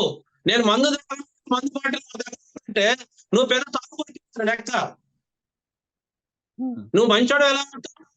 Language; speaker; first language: Telugu; native; Telugu